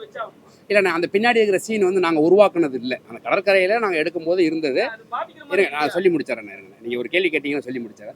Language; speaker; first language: Tamil; native; Tamil